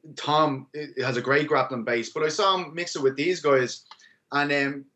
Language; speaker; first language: English; native; English